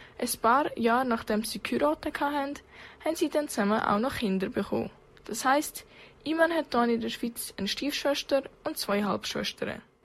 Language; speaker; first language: German; native; German